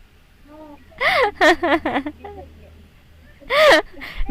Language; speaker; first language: English; non-native, learner; Vietnamese